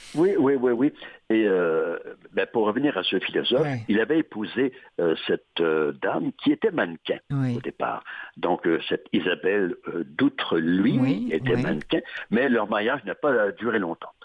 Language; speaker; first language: French; native; French